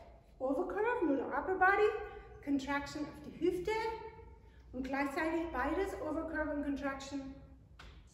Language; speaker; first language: German; non-native, fluent; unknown